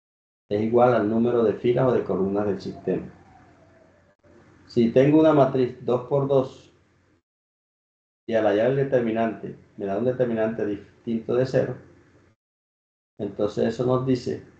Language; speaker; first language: Spanish; native; Spanish